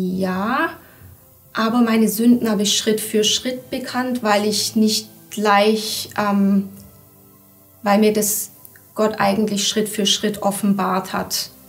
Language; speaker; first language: German; early bilingual, other home language; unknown